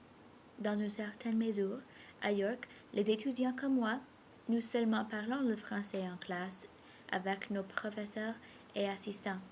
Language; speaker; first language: French; non-native, learner; English